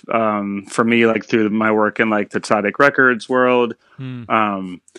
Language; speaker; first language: English; native; English